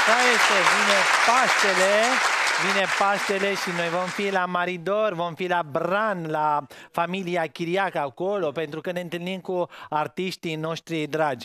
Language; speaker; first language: Romanian; native; Romanian